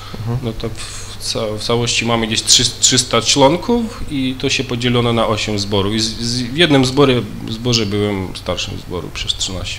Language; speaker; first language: Polish; early bilingual, other home language; Ukrainian